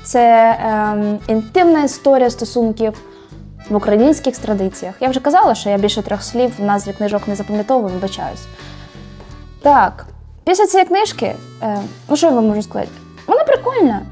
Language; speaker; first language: Ukrainian; non-native, local second language; Russian